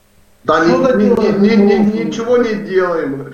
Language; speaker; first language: Ukrainian; non-native, local second language; Russian